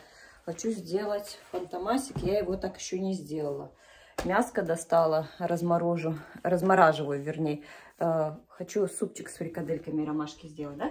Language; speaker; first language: Russian; native; Russian